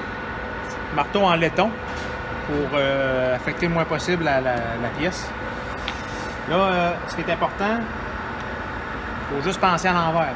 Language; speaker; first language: French; native; French